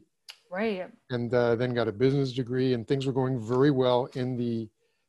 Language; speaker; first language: English; early bilingual, other home language; German